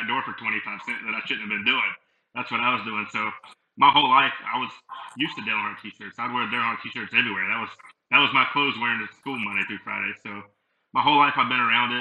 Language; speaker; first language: English; native; English